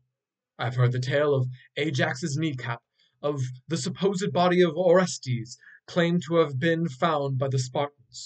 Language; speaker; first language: English; native; English